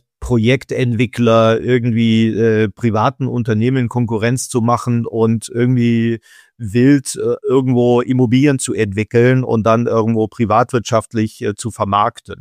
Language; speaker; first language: German; native; German